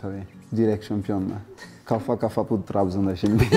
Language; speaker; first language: Turkish; non-native, learner; Portuguese